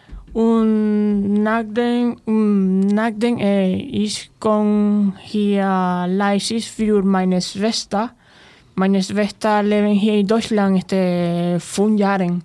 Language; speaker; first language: German; non-native, learner; Spanish